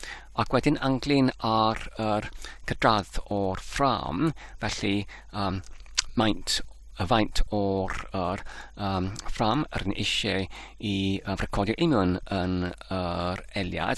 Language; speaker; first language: Welsh; non-native, learner; Polish